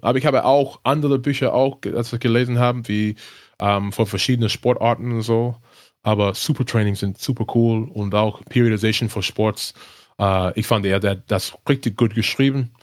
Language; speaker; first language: German; non-native, learner; English